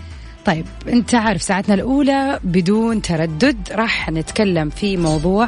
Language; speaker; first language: Arabic; native; Arabic